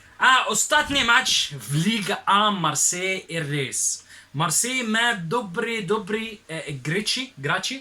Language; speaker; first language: Polish; non-native, learner; Arabic